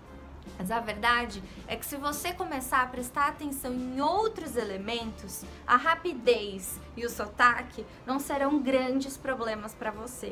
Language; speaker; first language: Portuguese; native; Portuguese